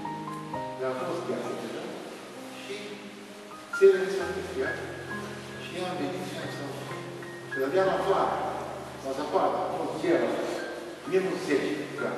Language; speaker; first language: Romanian; non-native, local second language; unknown